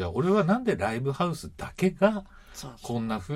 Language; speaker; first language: Japanese; native; Japanese